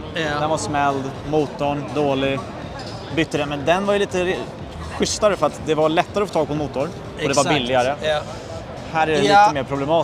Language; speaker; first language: Swedish; native; Swedish